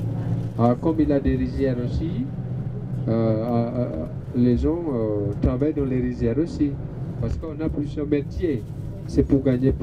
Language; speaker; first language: French; non-native, learner; Balinese